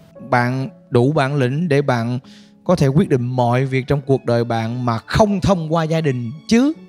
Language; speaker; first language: Vietnamese; native; Vietnamese